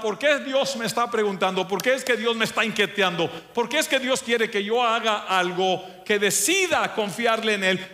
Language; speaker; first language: Spanish; early bilingual, heritage; Spanish